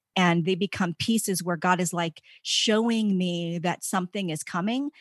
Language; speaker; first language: English; native; English